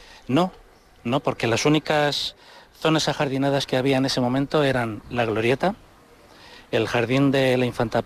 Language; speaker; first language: Spanish; native; Spanish